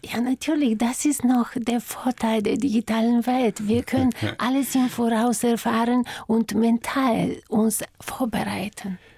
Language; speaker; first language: German; non-native, fluent; Bulgarian